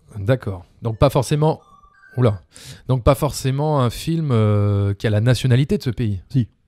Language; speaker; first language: French; native; French